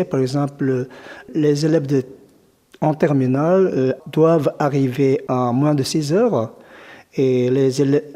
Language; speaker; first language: French; non-native, fluent; Korean